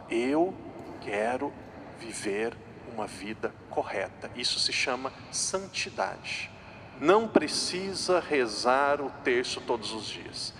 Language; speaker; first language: Portuguese; native; Portuguese